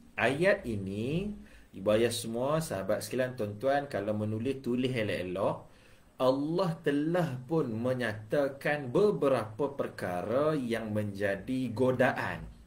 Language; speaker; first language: Malay; native; Malay